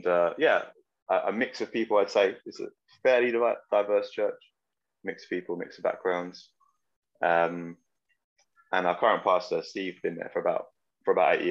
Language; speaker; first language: English; native; English